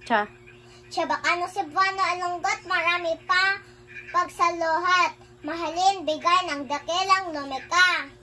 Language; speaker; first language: Filipino; native; Filipino